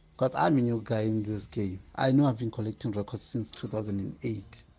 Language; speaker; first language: English; non-native, local second language; Northern Sotho